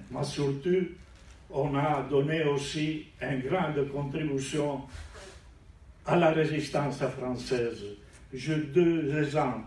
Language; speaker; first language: French; non-native, fluent; Italian